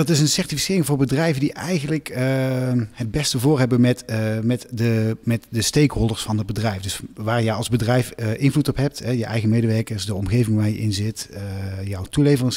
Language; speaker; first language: Dutch; native; Dutch